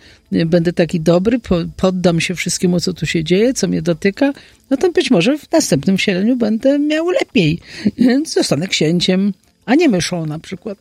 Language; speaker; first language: Polish; native; Polish